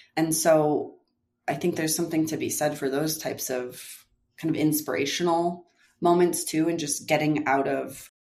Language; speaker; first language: English; native; English